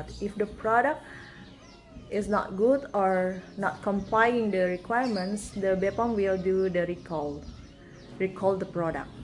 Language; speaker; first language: English; non-native, learner; Indonesian